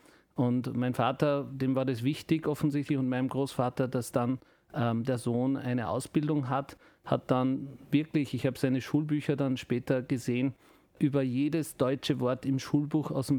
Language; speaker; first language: German; early bilingual, other home language; Turkish